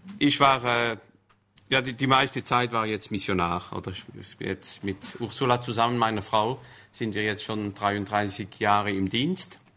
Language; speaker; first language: German; non-native, local second language; French